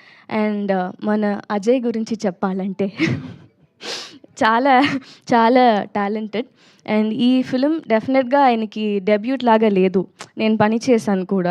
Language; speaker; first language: Telugu; non-native, learner; Tamil